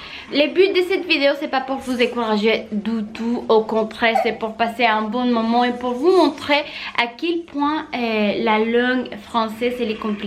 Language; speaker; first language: French; non-native, fluent; Spanish